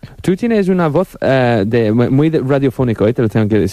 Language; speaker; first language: Spanish; non-native, fluent; English